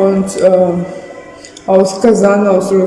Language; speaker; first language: German; non-native, learner; Russian